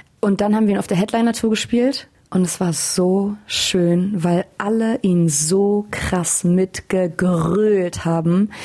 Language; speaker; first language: German; native; German